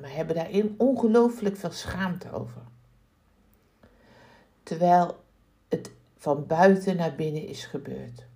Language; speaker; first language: Dutch; native; Dutch